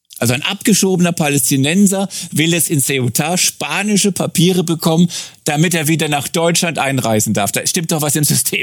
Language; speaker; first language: German; native; German